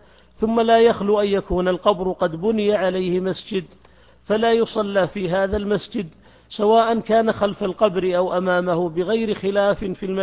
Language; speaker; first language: Arabic; native; Arabic